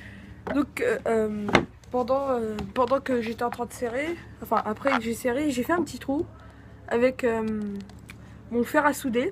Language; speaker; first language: French; native; French